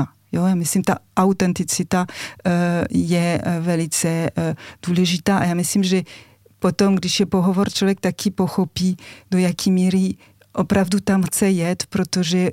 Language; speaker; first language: Czech; non-native, fluent; French